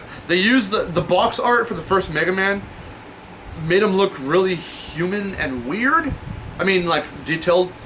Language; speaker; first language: English; native; English